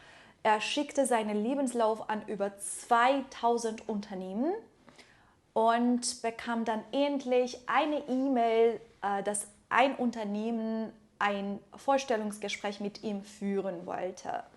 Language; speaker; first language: German; non-native, fluent; Persian